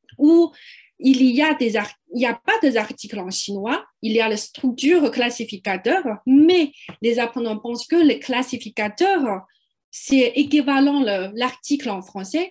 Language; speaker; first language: French; non-native, fluent; Chinese